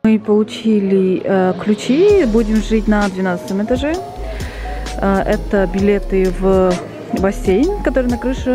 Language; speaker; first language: Russian; non-native, local second language; Kazakh